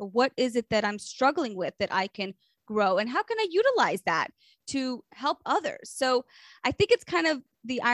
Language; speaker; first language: English; native; English